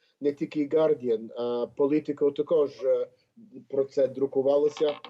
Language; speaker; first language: Ukrainian; early bilingual, heritage; Ukrainian